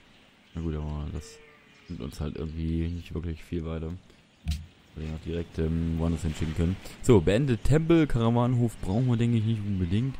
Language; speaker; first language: German; native; German